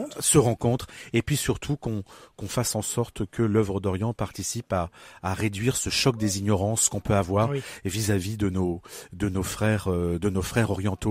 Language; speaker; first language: French; native; French